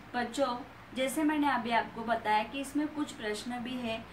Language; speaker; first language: Hindi; non-native, local second language; Marathi